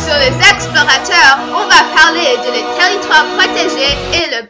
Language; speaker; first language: French; non-native, learner; English